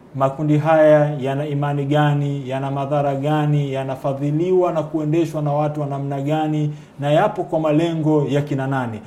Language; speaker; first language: Swahili; native; Swahili